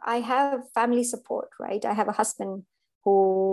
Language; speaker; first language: English; non-native, local second language; Hindi